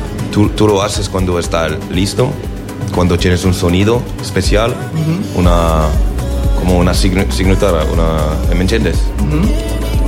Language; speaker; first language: Spanish; non-native, learner; French